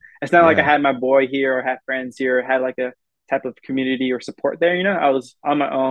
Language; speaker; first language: English; native; English